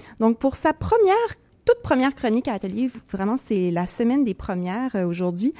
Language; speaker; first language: French; native; French